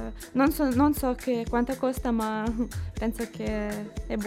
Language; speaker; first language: Italian; non-native, learner; Lithuanian